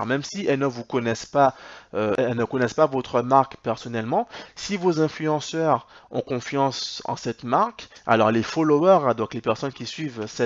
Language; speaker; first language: French; native; French